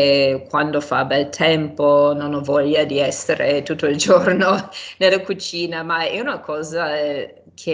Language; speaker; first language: Italian; non-native, fluent; English